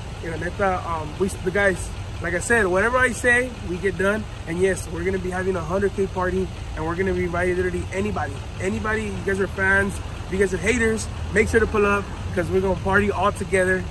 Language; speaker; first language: English; early bilingual, other home language; Spanish